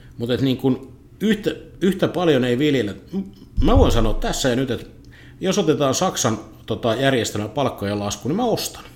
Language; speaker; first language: Finnish; native; Finnish